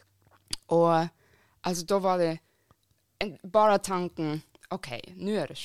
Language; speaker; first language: Swedish; non-native, fluent; German